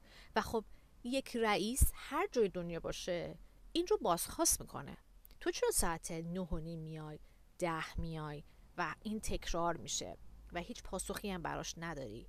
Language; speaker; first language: Persian; native; Persian